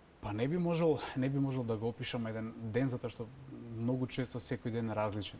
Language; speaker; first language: Macedonian; native; Macedonian